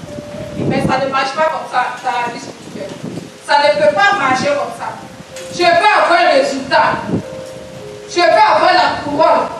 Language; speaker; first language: French; non-native, local second language; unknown